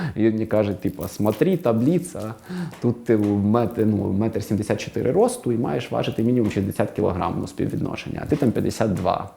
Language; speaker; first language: Ukrainian; non-native, local second language; Russian